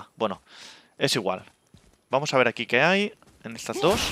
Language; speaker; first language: Spanish; native; Spanish